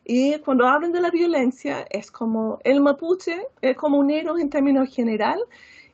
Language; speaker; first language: Spanish; non-native, fluent; English